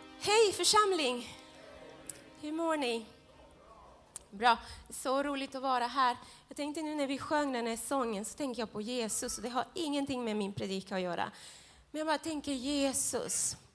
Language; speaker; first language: Swedish; non-native, fluent; Spanish